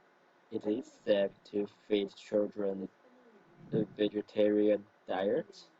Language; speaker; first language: English; non-native, learner; Chinese